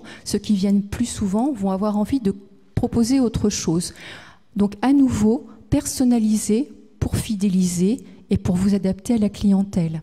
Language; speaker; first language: French; native; French